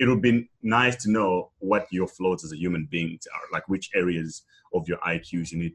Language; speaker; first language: English; non-native, local second language; Nyanja